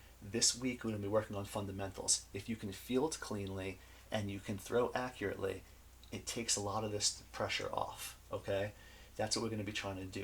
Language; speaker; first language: English; native; English